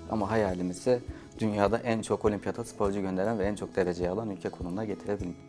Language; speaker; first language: Turkish; native; Turkish